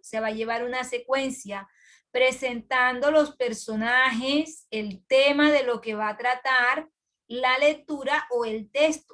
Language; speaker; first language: Spanish; native; Spanish